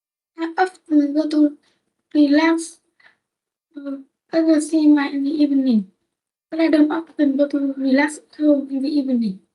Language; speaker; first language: English; non-native, learner; Vietnamese